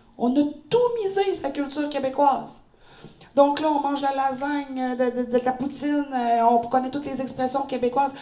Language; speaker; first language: French; native; French